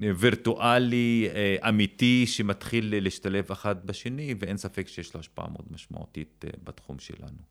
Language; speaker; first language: Hebrew; non-native, local second language; Arabic